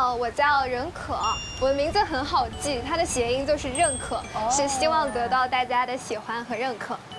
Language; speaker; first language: Chinese; native; Chinese